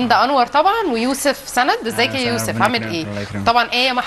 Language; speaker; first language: Arabic; native; Arabic